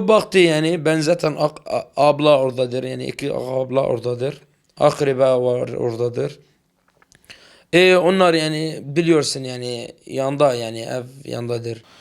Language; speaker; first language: Turkish; non-native, learner; Arabic